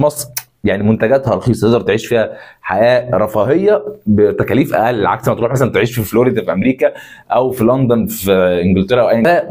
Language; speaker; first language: Arabic; native; Arabic